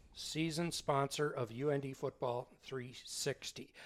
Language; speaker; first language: English; native; English